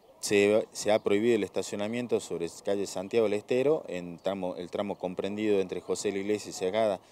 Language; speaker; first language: Spanish; native; Spanish